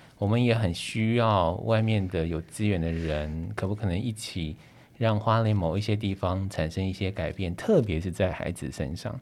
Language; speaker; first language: Chinese; native; Chinese